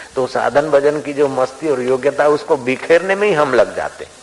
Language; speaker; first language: Hindi; non-native, local second language; Sindhi